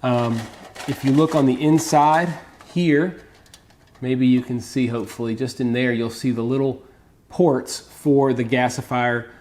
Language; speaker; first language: English; native; English